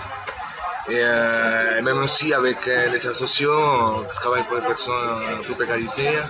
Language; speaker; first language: French; non-native, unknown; Spanish